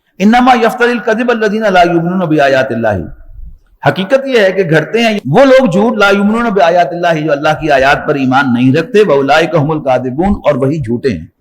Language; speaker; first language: Urdu; non-native, local second language; Punjabi